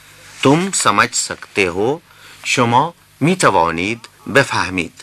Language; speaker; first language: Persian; non-native, fluent; Urdu